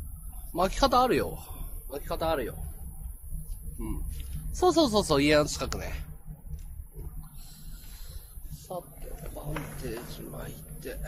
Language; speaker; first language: Japanese; native; Japanese